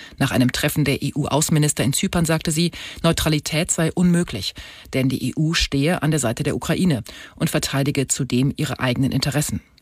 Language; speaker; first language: German; native; German